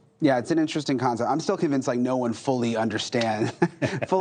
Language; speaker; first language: English; native; English